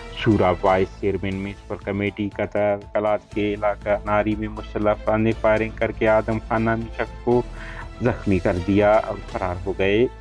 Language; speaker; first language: Urdu; non-native, local second language; Baluchi